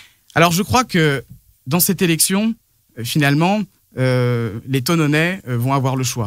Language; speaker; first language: French; native; French